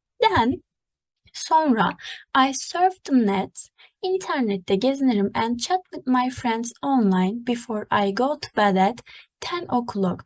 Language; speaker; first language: English; non-native, fluent; Turkish